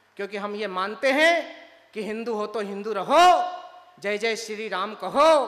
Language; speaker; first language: Hindi; native; Hindi